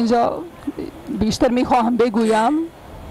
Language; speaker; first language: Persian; non-native, learner; Urdu